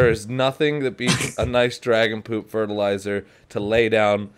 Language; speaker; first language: English; native; English